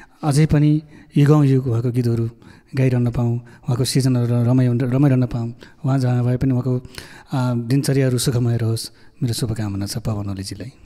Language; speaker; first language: Nepali; non-native, local second language; Gurung